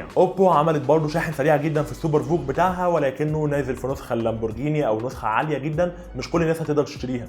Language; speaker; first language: Arabic; native; Arabic